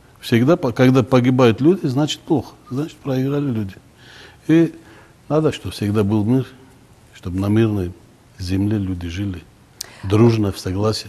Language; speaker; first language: Russian; non-native, local second language; Armenian